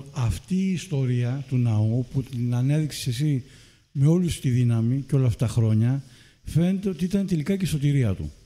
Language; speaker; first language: Greek; native; Greek